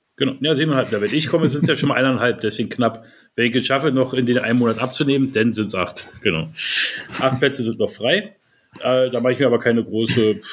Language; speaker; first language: German; native; German